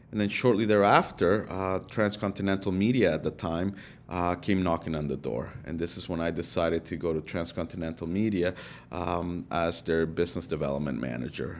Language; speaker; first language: English; early bilingual, other home language; Spanish